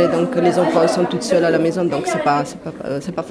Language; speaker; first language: French; non-native, learner; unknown